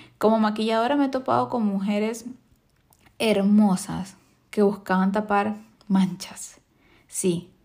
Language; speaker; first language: Spanish; native; Spanish